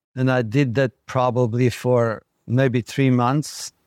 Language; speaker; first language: English; non-native, fluent; Slovak